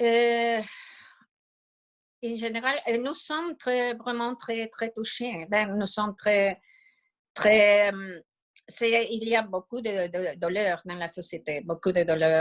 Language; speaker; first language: French; non-native, fluent; Spanish